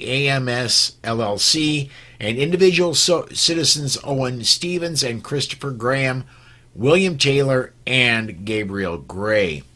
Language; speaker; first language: English; native; English